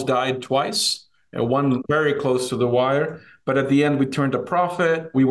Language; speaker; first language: English; non-native, fluent; Spanish